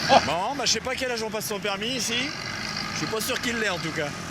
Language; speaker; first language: French; native; French